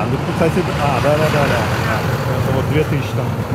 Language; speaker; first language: Russian; native; Russian